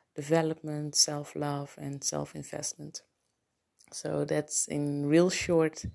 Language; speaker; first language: English; non-native, fluent; Papiamento